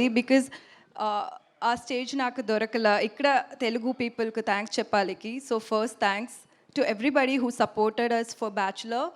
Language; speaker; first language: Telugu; non-native, learner; Tamil